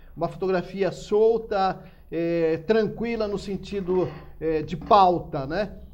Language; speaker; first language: Portuguese; native; Portuguese